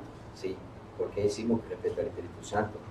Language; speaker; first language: Spanish; native; Spanish